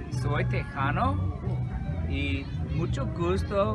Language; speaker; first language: Spanish; non-native, learner; English